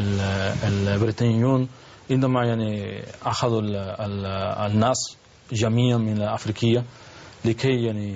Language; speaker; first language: Arabic; non-native, learner; Spanish